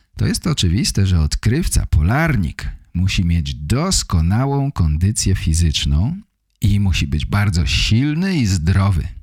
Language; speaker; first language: Polish; native; Polish